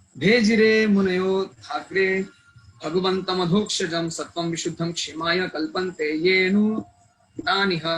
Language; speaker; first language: Bangla; non-native, local second language; Hindi